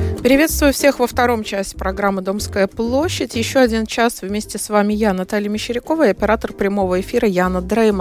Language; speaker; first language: Russian; native; Russian